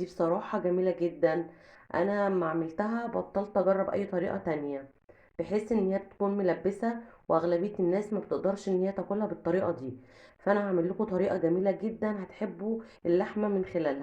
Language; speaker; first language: Arabic; native; Arabic